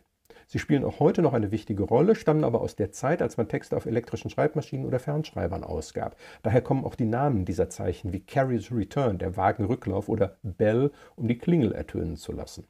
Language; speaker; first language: German; native; German